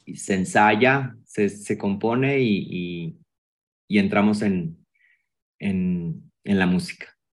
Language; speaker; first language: Spanish; native; Spanish